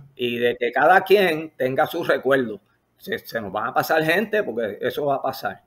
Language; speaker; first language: Spanish; native; Spanish